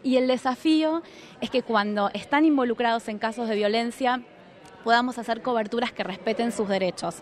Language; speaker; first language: Spanish; native; Spanish